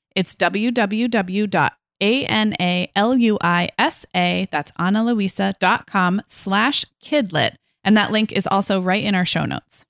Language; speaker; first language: English; native; English